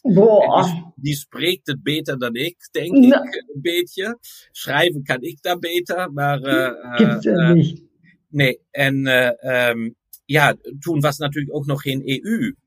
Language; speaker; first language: Dutch; non-native, fluent; German